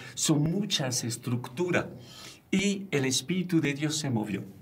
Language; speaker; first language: Spanish; non-native, fluent; French